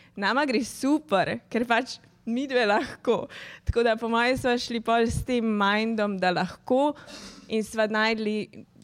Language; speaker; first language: Slovenian; native; Slovenian